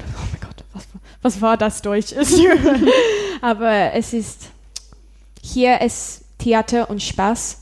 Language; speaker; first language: German; non-native, learner; English